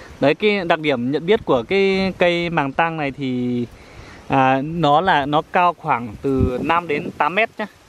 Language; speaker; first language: Vietnamese; non-native, local second language; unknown